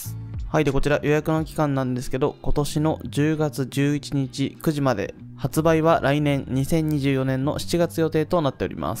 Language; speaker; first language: Japanese; native; Japanese